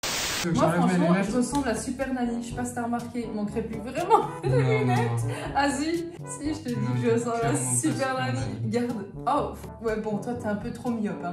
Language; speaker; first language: French; native; French